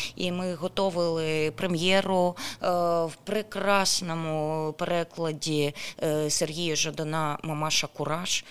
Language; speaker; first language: Ukrainian; non-native, local second language; Russian